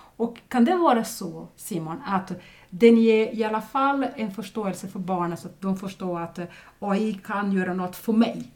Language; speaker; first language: Swedish; non-native, fluent; Portuguese